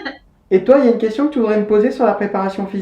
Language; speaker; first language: French; native; French